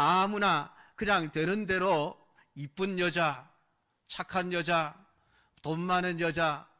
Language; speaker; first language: Korean; native; Korean